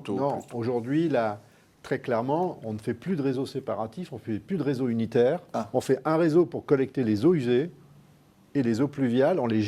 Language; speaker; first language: French; native; French